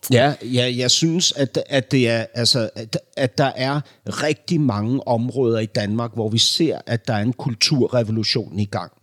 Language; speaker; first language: Danish; early bilingual, other home language; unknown